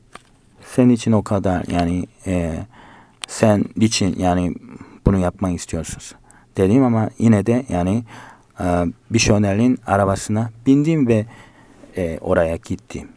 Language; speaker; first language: Turkish; non-native, learner; Korean